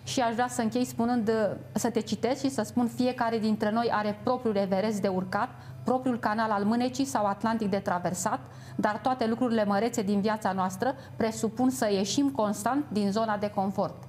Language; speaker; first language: Romanian; native; Romanian